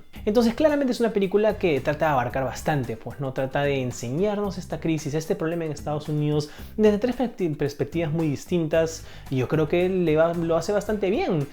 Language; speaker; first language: Spanish; native; Spanish